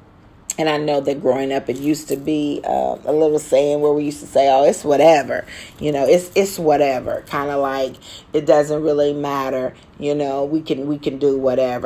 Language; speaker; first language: English; native; English